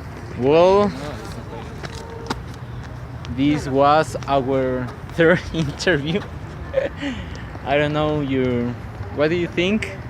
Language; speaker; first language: English; non-native, learner; Spanish